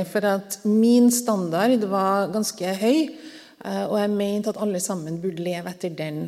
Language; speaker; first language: Norwegian; native; Norwegian